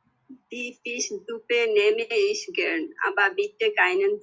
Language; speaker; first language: German; non-native, learner; Bangla